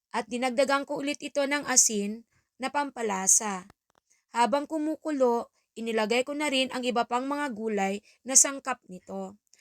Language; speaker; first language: Filipino; native; Filipino